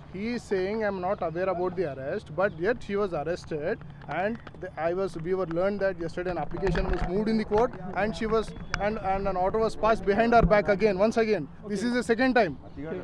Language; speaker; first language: English; non-native, local second language; Telugu